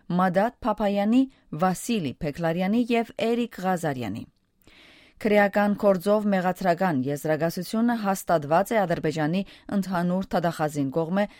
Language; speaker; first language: Armenian; early bilingual, heritage; Armenian